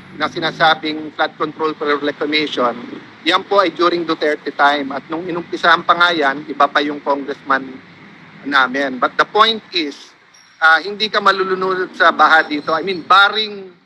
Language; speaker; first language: Filipino; native; Filipino